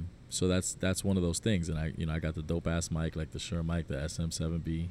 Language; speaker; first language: English; native; English